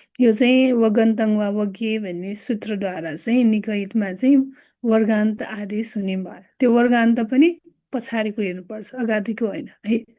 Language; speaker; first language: Nepali; non-native, local second language; Newari